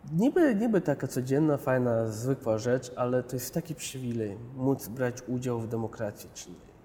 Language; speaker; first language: Polish; early bilingual, other home language; Chechen